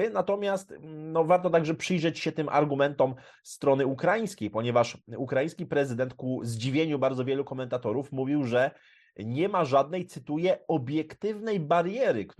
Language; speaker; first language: Polish; native; Polish